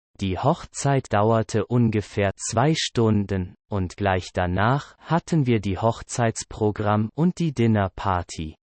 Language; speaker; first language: German; non-native, learner; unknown